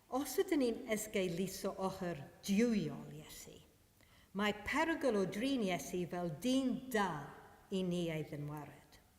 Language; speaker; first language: Welsh; non-native, fluent; Maltese